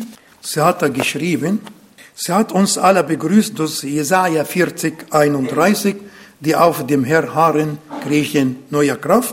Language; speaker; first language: German; non-native, fluent; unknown